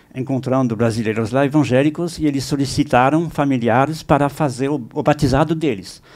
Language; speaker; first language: Portuguese; non-native, fluent; French